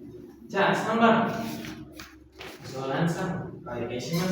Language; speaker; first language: Japanese; non-native, fluent; Indonesian